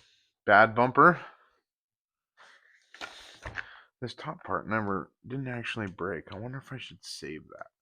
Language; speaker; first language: English; native; English